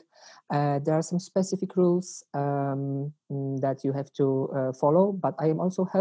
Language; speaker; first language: English; non-native, fluent; Polish